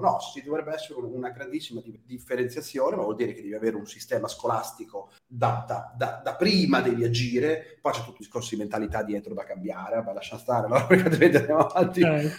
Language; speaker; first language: Italian; native; Italian